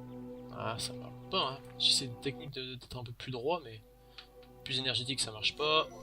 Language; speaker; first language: French; native; French